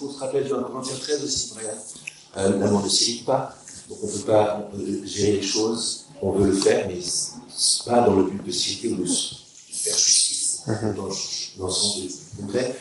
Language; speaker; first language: French; native; French